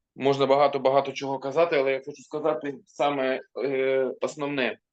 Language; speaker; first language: Ukrainian; non-native, local second language; Russian